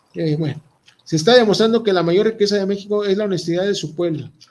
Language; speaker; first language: Spanish; native; Spanish